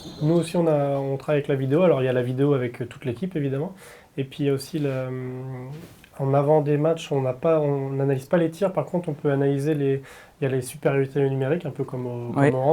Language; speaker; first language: French; native; French